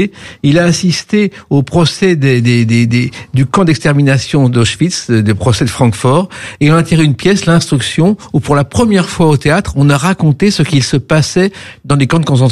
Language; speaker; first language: French; native; French